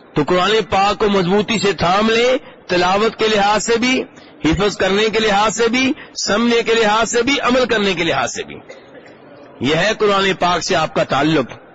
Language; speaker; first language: Urdu; native; Urdu